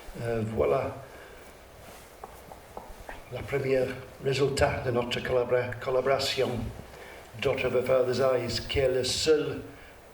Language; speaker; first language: French; non-native, learner; English